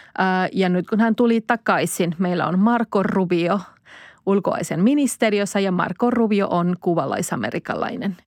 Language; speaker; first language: Finnish; non-native, fluent; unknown